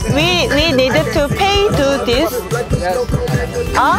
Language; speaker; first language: English; non-native, learner; Korean